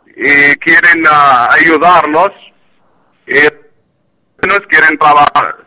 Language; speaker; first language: Spanish; non-native, learner; Arabic